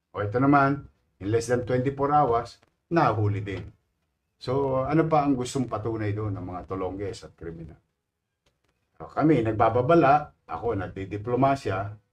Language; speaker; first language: Filipino; native; Filipino